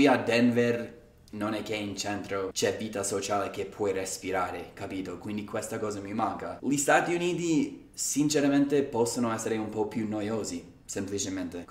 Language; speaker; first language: Italian; non-native, fluent; English